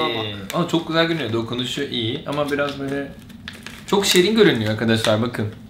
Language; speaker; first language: Turkish; non-native, fluent; Portuguese